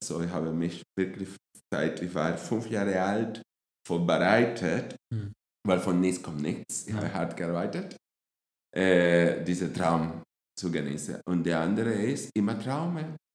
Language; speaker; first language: German; non-native, fluent; Spanish